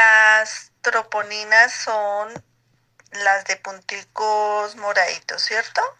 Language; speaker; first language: Spanish; native; Spanish